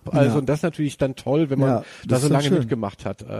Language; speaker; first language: German; native; German